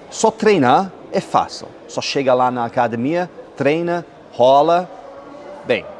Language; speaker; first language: Portuguese; non-native, fluent; English